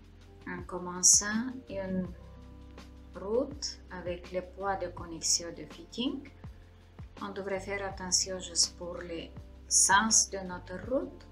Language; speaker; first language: French; non-native, fluent; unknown